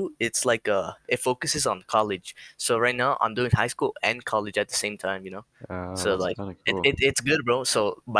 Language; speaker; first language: English; early bilingual, other home language; Spanish